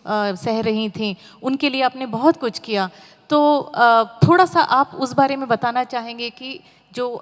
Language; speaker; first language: Hindi; native; Hindi